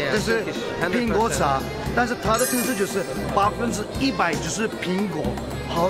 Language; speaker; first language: Chinese; non-native, fluent; Turkish